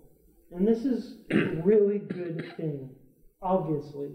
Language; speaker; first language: English; native; English